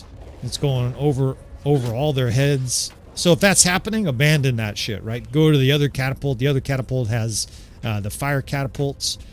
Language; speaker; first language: English; native; English